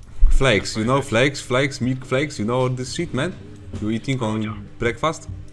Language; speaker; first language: English; non-native, learner; Polish